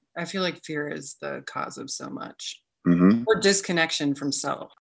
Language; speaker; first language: English; native; English